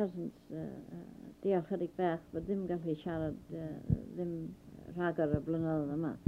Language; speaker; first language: Welsh; early bilingual, heritage; Welsh